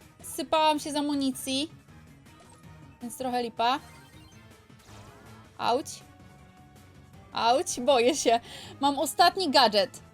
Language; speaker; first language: Polish; native; Polish